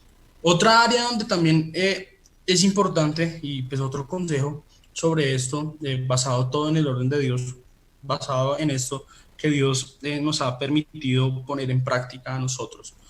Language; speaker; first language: Spanish; native; Spanish